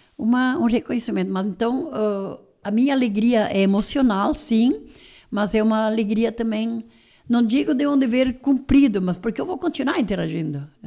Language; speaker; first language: Portuguese; native; Portuguese